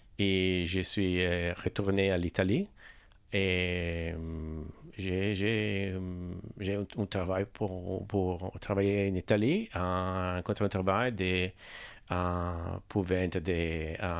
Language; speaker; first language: French; non-native, learner; Italian